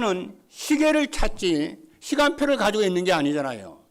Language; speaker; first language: Korean; native; Korean